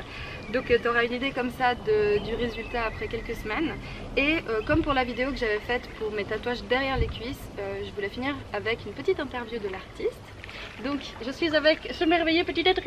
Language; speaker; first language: French; native; French